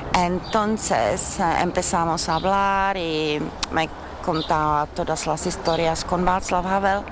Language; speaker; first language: Spanish; non-native, fluent; Czech